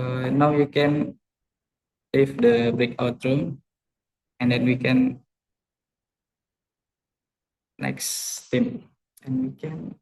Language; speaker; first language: English; non-native, learner; Indonesian